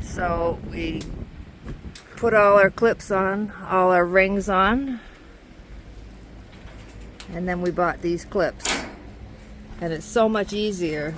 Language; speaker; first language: English; native; English